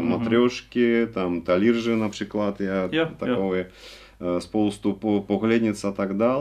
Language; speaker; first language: Czech; non-native, learner; Russian